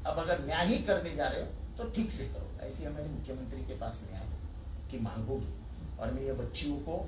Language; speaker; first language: Hindi; non-native, local second language; Marathi